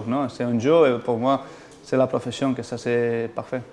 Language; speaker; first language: French; non-native, fluent; Spanish